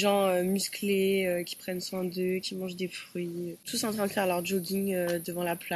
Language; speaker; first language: French; native; French